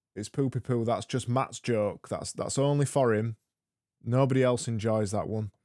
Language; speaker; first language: English; native; English